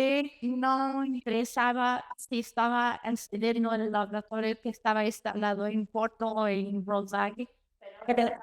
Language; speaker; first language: Spanish; non-native, learner; Portuguese